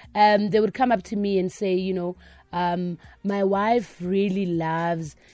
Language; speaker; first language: English; non-native, local second language; Northern Sotho